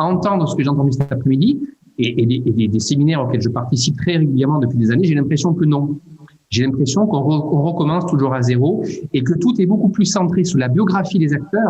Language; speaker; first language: French; native; French